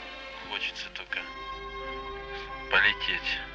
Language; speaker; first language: Russian; native; Russian